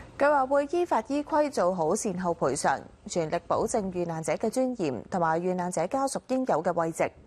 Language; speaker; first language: Chinese; non-native, local second language; Cantonese